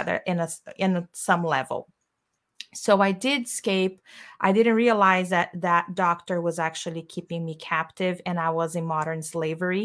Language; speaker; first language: English; non-native, fluent; Portuguese